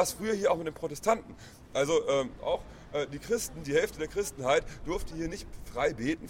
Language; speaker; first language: German; native; German